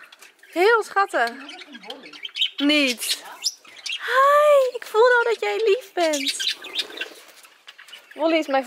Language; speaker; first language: Dutch; native; Dutch